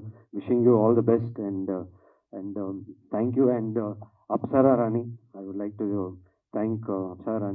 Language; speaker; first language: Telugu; non-native, learner; Kannada